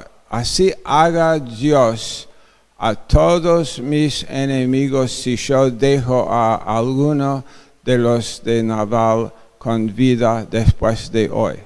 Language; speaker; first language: Spanish; non-native, fluent; English